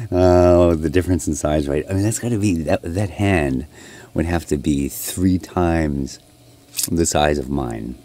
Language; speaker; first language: English; native; English